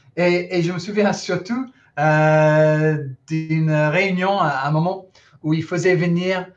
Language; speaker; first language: French; non-native, fluent; English